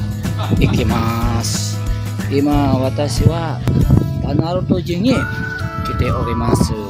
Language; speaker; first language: Japanese; non-native, fluent; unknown